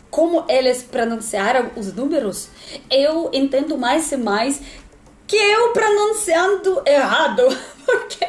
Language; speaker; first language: Portuguese; non-native, learner; Russian